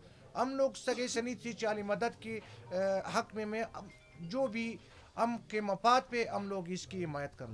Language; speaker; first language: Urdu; non-native, local second language; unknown